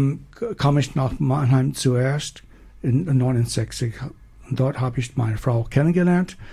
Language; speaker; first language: German; non-native, learner; English